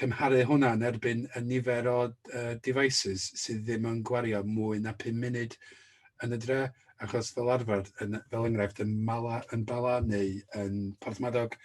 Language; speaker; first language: Welsh; native; Welsh